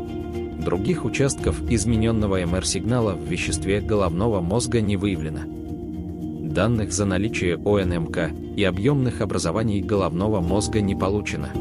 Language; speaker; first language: Russian; native; Russian